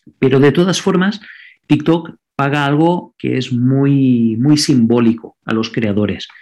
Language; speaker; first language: Spanish; non-native, local second language; Catalan